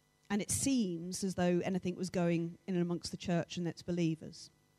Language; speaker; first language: English; native; English